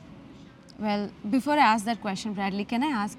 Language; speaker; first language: English; non-native, local second language; Gujarati